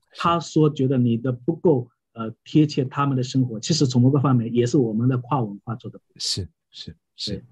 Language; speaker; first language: Chinese; native; Chinese